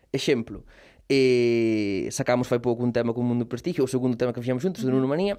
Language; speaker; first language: Galician; non-native, local second language; Spanish